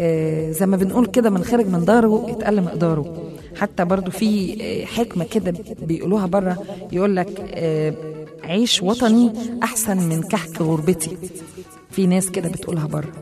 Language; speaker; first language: Arabic; native; Arabic